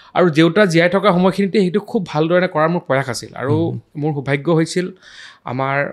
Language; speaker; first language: Assamese; native; Assamese